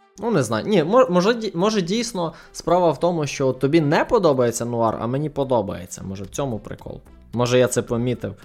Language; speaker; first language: Ukrainian; native; Ukrainian